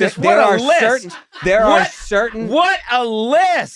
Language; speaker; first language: English; native; English